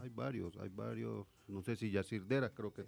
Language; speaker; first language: Spanish; native; Spanish